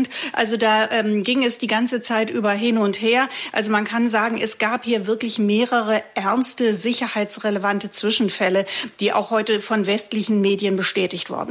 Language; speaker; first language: German; native; German